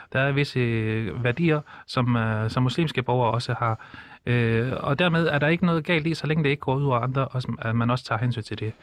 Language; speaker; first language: Danish; early bilingual, other home language; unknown